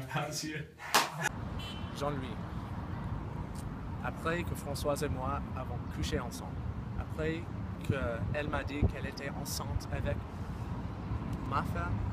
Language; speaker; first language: French; non-native, learner; English